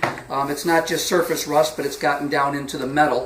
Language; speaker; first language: English; native; English